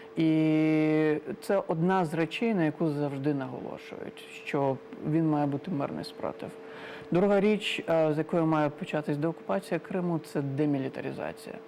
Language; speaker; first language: Ukrainian; non-native, local second language; Crimean Tatar